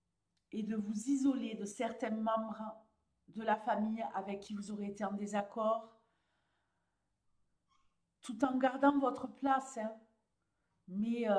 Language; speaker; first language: French; native; French